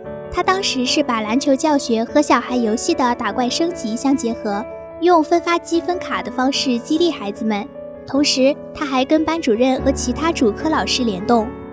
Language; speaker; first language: Chinese; native; Chinese